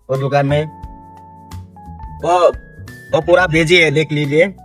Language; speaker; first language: Hindi; non-native, local second language; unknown